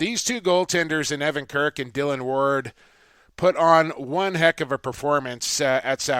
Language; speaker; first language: English; native; English